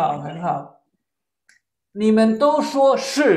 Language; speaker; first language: Chinese; non-native, fluent; Spanish